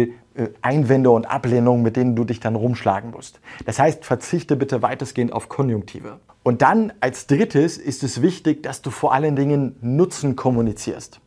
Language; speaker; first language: German; native; German